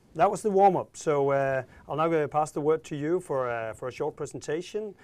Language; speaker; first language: English; non-native, fluent; Danish